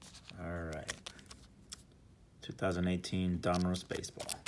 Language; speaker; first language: English; native; English